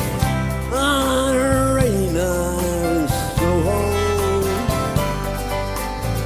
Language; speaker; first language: English; native; English